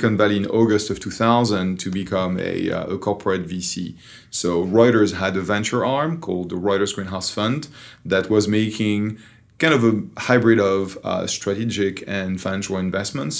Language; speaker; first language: English; non-native, fluent; French